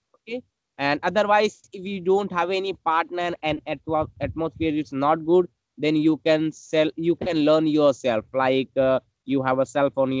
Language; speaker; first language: English; non-native, learner; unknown